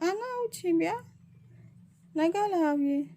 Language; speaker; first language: Russian; non-native, fluent; Indonesian